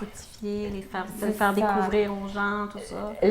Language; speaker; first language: French; native; French